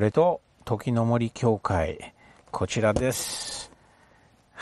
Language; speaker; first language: Japanese; non-native, fluent; English